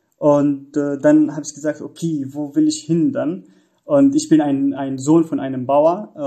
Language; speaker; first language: German; non-native, fluent; Arabic